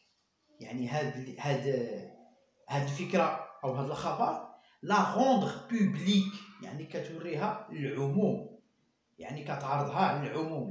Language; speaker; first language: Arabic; native; Arabic